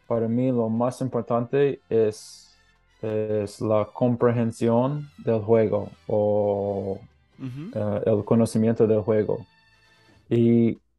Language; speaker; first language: Spanish; non-native, learner; English